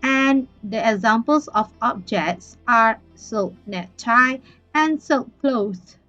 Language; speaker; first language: English; non-native, local second language; Malay